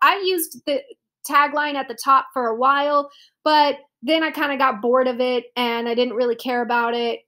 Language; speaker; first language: English; native; English